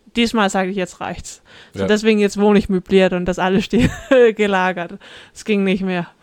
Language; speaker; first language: German; early bilingual, heritage; Danish